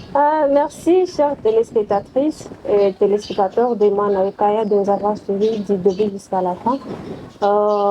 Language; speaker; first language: French; non-native, local second language; Swahili